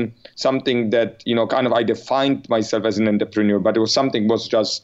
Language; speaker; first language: English; non-native, fluent; Polish